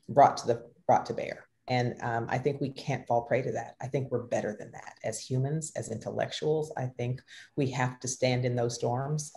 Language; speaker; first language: English; native; English